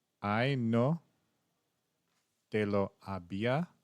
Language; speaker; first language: Spanish; non-native, learner; English